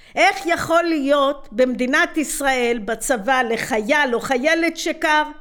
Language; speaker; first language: Hebrew; native; Hebrew